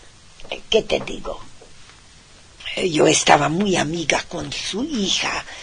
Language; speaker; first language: Spanish; non-native, fluent; Hungarian